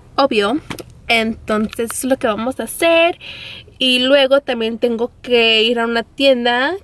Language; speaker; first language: Spanish; early bilingual, heritage; Spanish